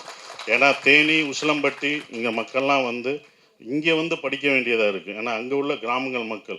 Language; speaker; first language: Tamil; native; Tamil